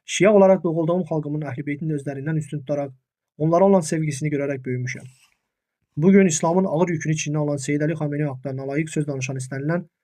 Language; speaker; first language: Azerbaijani; non-native, local second language; Talysh